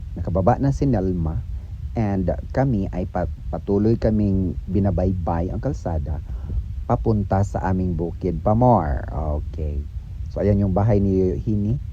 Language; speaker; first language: Filipino; non-native, local second language; Cebuano